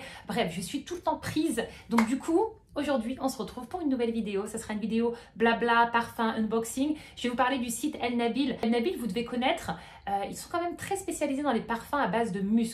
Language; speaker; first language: French; native; French